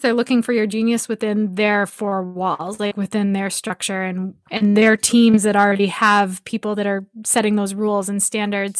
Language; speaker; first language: English; native; English